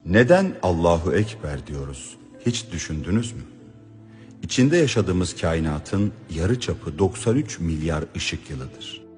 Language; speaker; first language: Turkish; native; Turkish